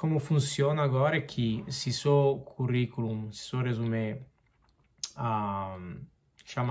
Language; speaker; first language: Portuguese; non-native, fluent; Spanish